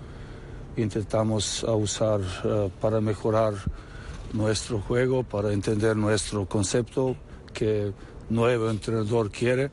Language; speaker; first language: Spanish; non-native, learner; Serbian